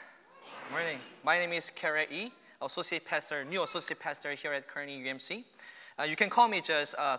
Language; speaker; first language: English; non-native, fluent; Korean